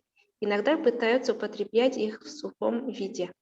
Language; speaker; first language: Russian; non-native, local second language; Kazakh